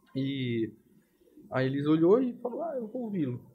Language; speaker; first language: Portuguese; native; Portuguese